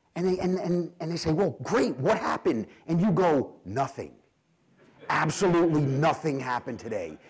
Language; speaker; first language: English; native; English